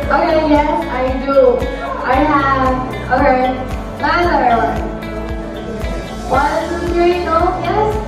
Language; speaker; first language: English; non-native, local second language; Hakka Chinese